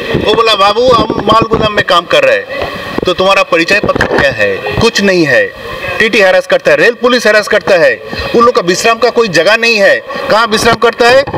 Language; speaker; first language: Hindi; non-native, local second language; Bangla